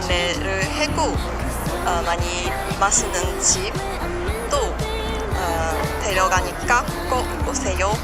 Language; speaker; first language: Korean; non-native, learner; Japanese